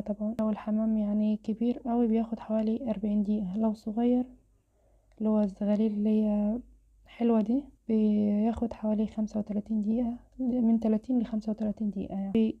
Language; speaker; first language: Arabic; native; Arabic